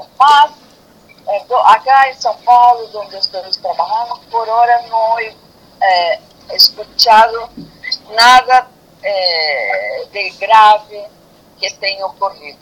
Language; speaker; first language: Spanish; non-native, fluent; Portuguese